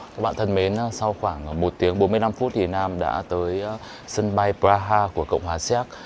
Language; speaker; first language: Vietnamese; native; Vietnamese